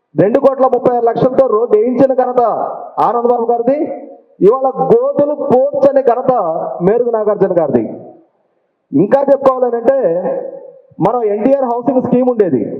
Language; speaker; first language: Telugu; native; Telugu